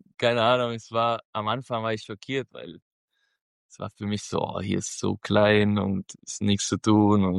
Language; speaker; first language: German; non-native, fluent; Spanish